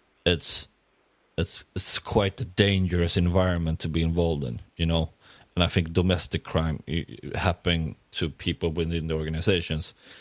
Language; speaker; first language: English; non-native, fluent; Swedish